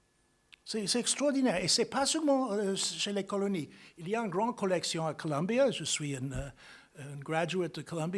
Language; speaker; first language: French; non-native, fluent; English